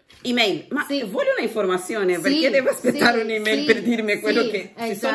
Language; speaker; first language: Italian; non-native, learner; Portuguese